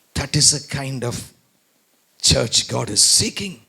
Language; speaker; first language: English; non-native, local second language; Tamil